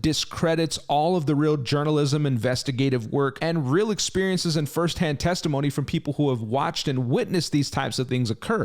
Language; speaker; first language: English; native; English